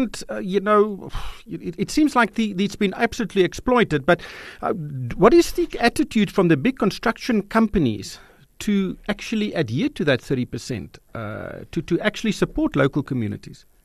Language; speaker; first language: English; non-native, local second language; Afrikaans